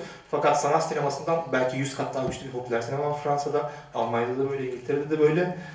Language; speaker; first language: Turkish; native; Turkish